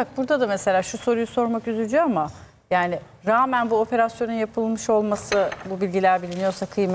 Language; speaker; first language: Turkish; native; Turkish